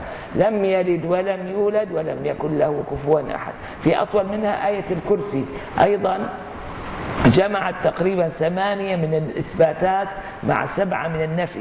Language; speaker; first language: Arabic; native; Arabic